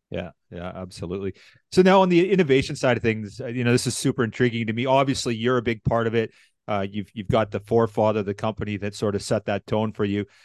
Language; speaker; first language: English; native; English